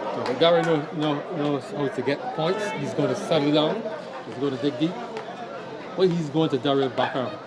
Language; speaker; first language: English; native; English